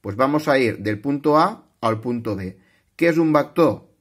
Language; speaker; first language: Spanish; non-native, local second language; Catalan